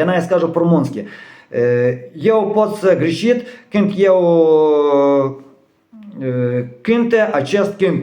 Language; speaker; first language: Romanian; non-native, learner; Ukrainian